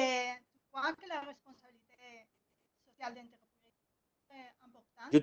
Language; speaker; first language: French; non-native, learner; Spanish